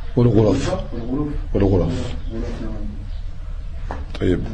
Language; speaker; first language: Arabic; non-native, fluent; French